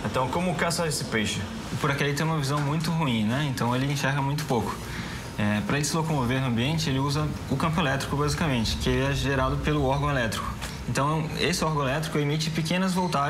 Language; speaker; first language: Portuguese; native; Portuguese